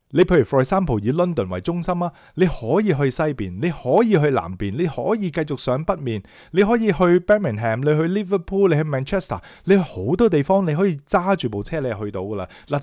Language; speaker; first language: Chinese; non-native, local second language; Cantonese